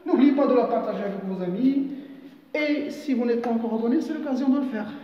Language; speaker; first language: French; non-native, local second language; Arabic